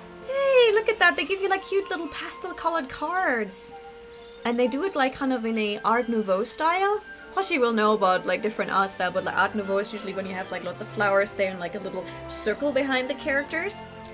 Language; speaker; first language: English; non-native, fluent; German